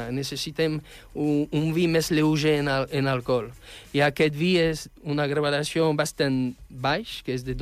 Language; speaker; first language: Catalan; non-native, fluent; French